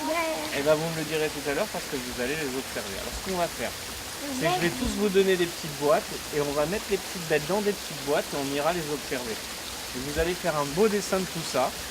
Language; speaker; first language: French; native; French